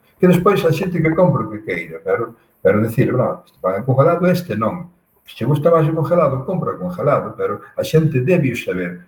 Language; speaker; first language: Galician; native; Galician